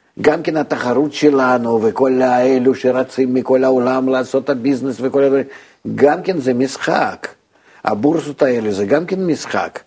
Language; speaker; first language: Hebrew; non-native, fluent; Russian